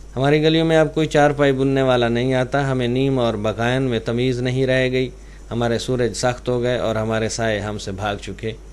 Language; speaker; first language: Urdu; non-native, local second language; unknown